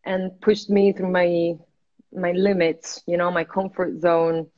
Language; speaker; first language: English; non-native, fluent; Italian